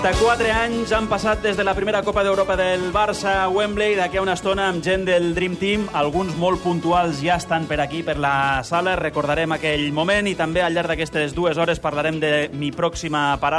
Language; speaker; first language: Catalan; native; Catalan